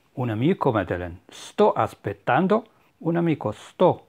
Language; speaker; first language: Italian; non-native, fluent; Arabic